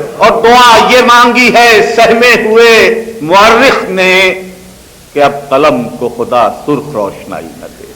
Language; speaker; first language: Urdu; native; Urdu